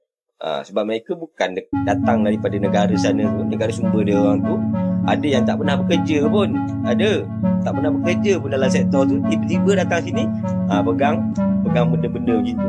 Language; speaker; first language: Malay; native; Malay